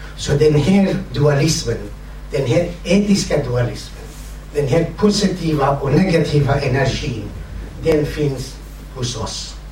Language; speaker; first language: Swedish; non-native, fluent; Kurdish